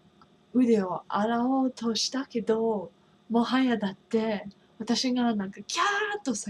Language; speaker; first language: Japanese; non-native, fluent; English